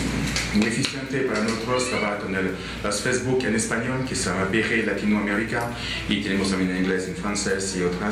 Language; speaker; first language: Spanish; non-native, learner; French